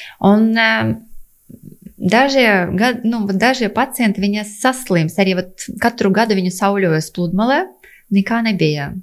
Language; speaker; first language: Latvian; non-native, local second language; Russian